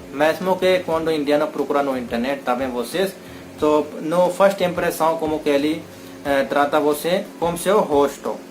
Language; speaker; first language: Portuguese; non-native, learner; Hindi